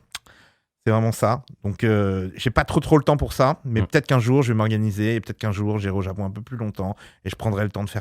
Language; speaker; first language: French; native; French